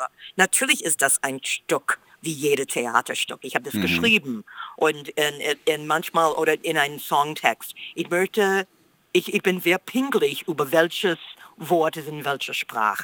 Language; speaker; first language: German; non-native, fluent; English